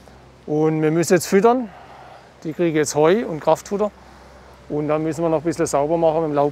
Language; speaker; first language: German; native; German